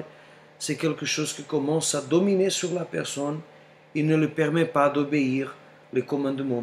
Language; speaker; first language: French; non-native, fluent; Portuguese